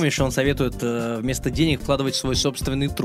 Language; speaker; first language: Russian; native; Russian